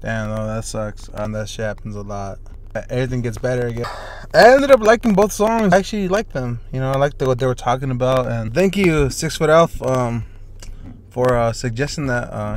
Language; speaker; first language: English; early bilingual, other home language; Spanish